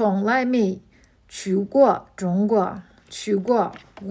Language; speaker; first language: Chinese; non-native, fluent; Turkmen